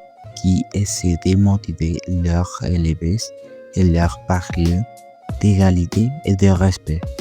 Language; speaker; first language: French; non-native, fluent; Spanish